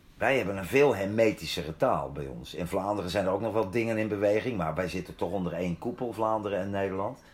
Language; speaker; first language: Dutch; native; Dutch